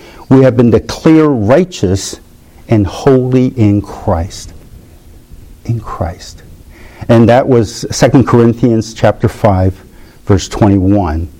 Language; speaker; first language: English; early bilingual, other home language; Chinese